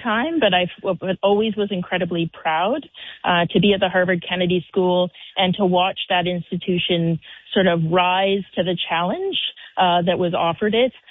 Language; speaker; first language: English; native; English